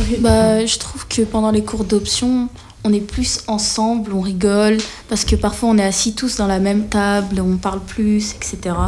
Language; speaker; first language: French; native; French